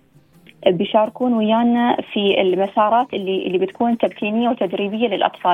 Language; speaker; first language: Arabic; native; Arabic